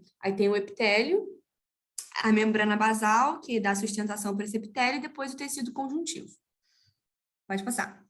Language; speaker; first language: Portuguese; native; Portuguese